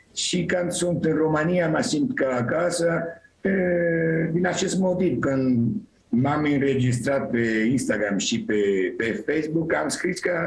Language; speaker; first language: Romanian; non-native, fluent; Italian